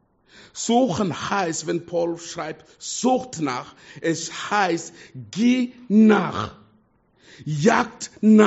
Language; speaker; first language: German; non-native, fluent; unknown